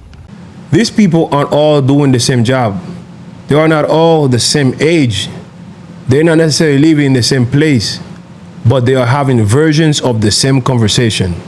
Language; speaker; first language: English; native; English